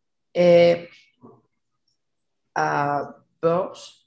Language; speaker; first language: French; non-native, learner; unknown